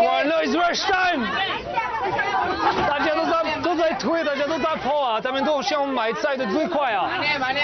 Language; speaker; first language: Chinese; non-native, fluent; French